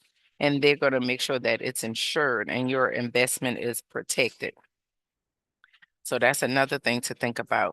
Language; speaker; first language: English; native; English